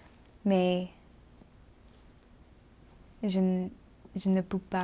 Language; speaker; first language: French; non-native, learner; English